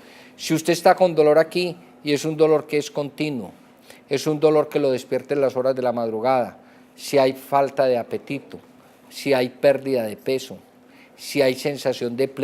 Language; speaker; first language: Spanish; native; Spanish